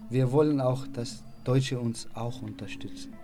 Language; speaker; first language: German; non-native, learner; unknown